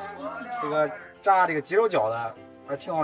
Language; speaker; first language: Chinese; native; Chinese